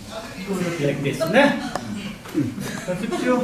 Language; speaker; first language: Korean; non-native, learner; Hindi